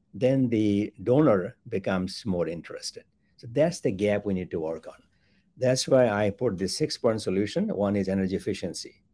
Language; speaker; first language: English; non-native, local second language; Bangla